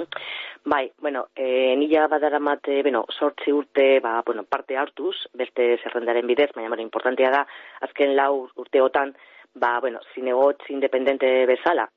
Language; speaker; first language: Basque; non-native, local second language; Spanish